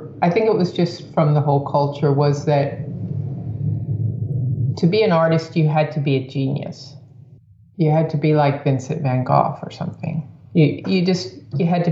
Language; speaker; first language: English; native; English